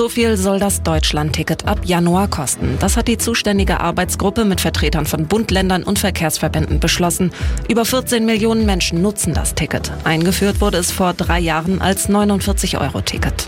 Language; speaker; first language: German; native; German